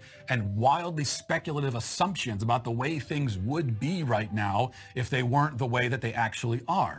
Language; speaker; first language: English; native; English